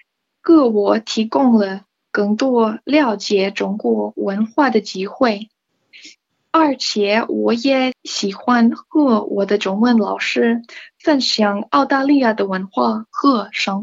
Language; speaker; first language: Chinese; non-native, learner; English